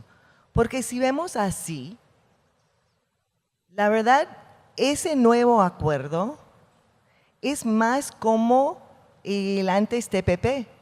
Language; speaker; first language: Spanish; non-native, fluent; English